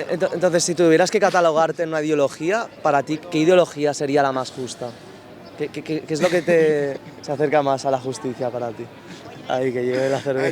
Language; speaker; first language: Spanish; native; Spanish